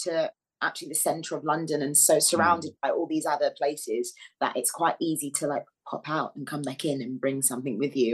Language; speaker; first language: English; native; English